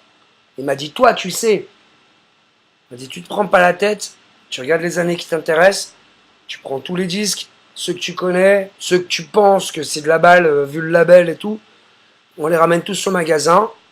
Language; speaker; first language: French; native; French